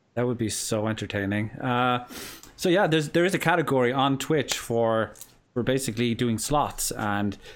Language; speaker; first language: English; native; English